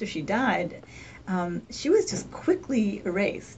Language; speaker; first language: English; native; English